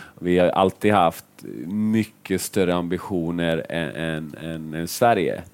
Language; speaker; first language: Swedish; early bilingual, other home language; Finnish